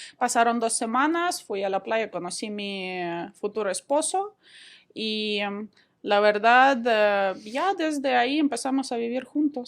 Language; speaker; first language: Spanish; non-native, fluent; Ukrainian